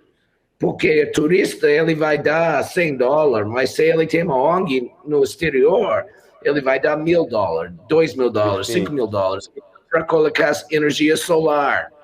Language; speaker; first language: Portuguese; non-native, fluent; English